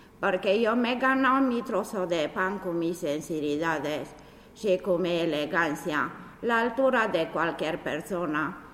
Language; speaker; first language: Spanish; non-native, learner; Romanian